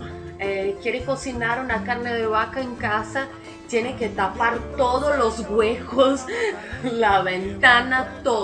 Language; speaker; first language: Spanish; non-native, fluent; Portuguese